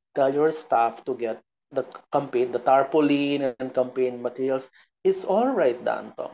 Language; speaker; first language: English; non-native, local second language; Bikol